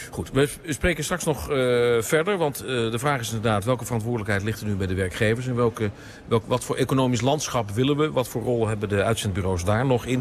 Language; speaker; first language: Dutch; native; Dutch